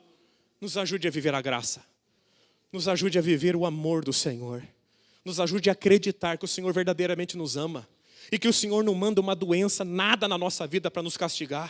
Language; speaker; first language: Portuguese; native; Portuguese